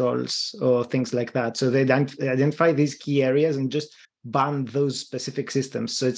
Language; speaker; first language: English; non-native, fluent; Greek